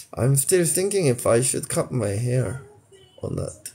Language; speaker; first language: English; non-native, local second language; Korean